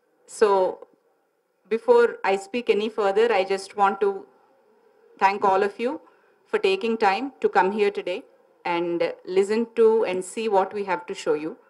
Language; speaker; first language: Telugu; native; Telugu